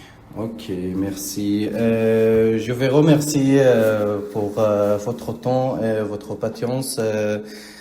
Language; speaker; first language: French; non-native, learner; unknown